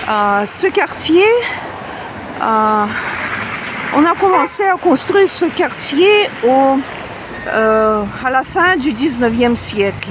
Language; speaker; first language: French; non-native, fluent; Russian